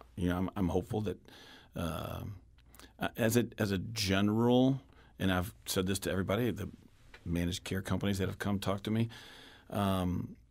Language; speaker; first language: English; native; English